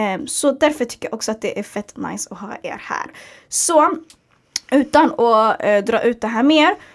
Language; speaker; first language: Swedish; early bilingual, other home language; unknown